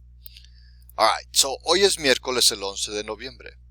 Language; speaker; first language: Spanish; non-native, fluent; English